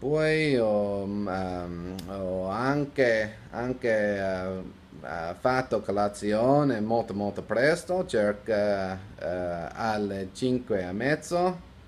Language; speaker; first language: Italian; non-native, learner; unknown